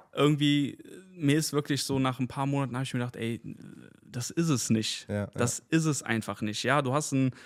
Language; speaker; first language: German; early bilingual, other home language; Spanish